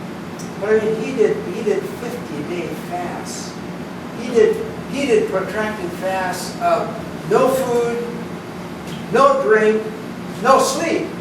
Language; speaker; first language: English; native; English